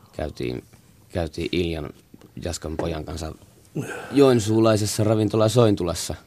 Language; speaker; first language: Finnish; native; Finnish